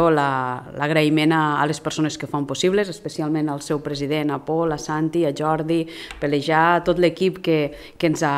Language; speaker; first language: Catalan; native; Catalan